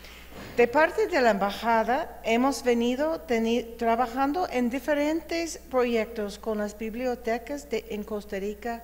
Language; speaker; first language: Spanish; non-native, fluent; English